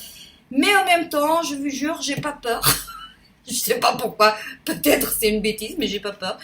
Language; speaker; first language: French; non-native, fluent; Portuguese